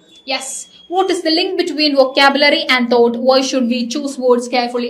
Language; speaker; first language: English; non-native, local second language; Malayalam